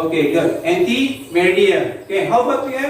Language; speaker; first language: English; non-native, learner; Indonesian